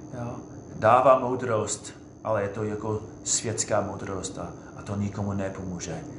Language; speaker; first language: Czech; non-native, fluent; English